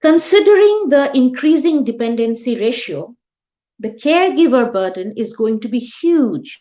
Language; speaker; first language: English; non-native, local second language; Bangla